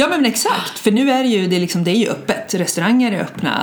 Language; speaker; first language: Swedish; native; Swedish